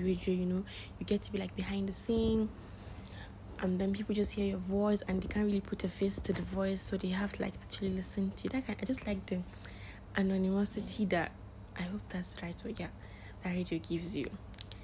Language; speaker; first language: English; non-native, local second language; Hausa